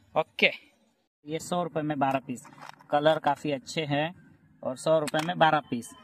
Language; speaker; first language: Hindi; non-native, local second language; Marathi